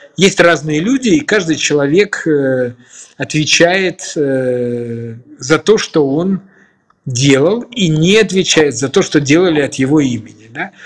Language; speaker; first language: Russian; native; Russian